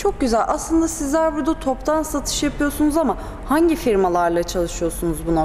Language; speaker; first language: Turkish; native; Turkish